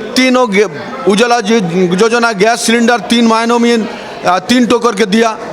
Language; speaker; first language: Hindi; non-native, local second language; Bangla